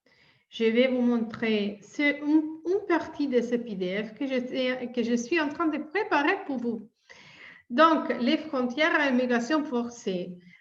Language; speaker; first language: French; non-native, fluent; Italian